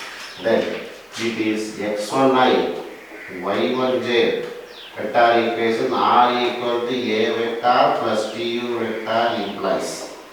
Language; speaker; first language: English; non-native, local second language; Tamil